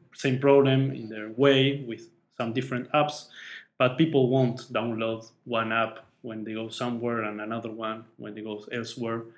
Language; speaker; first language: English; non-native, fluent; Spanish